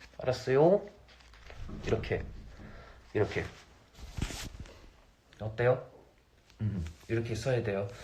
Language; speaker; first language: Korean; non-native, fluent; English